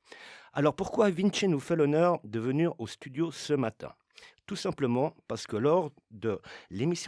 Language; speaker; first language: French; native; French